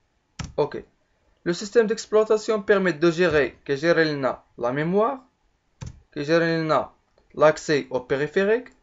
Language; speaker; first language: Arabic; native; Arabic